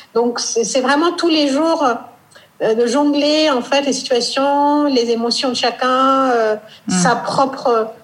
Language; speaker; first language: French; non-native, fluent; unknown